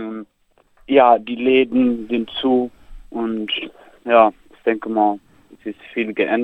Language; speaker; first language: German; non-native, learner; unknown